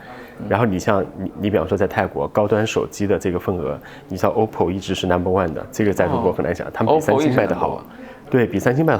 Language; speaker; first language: Chinese; native; Chinese